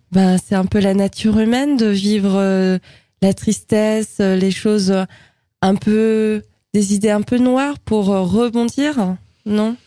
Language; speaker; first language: French; native; French